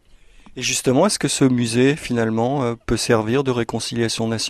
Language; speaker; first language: French; native; French